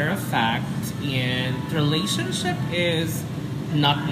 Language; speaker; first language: English; non-native, local second language; Cebuano